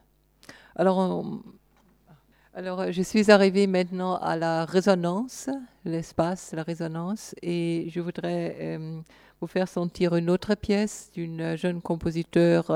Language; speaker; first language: French; non-native, fluent; German